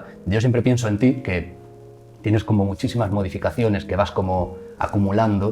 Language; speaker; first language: Spanish; native; Spanish